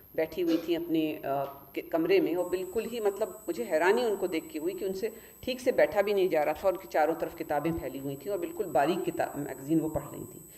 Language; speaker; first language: Hindi; native; Hindi